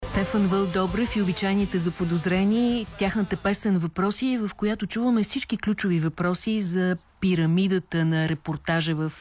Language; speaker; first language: Bulgarian; native; Bulgarian